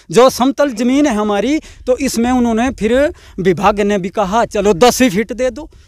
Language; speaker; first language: Hindi; non-native, local second language; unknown